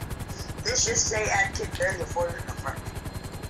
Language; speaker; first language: English; native; English